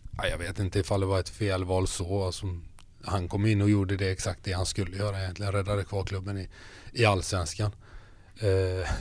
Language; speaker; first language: Swedish; native; Swedish